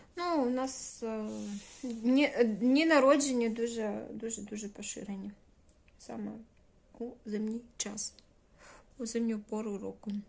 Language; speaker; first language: Ukrainian; non-native, local second language; Russian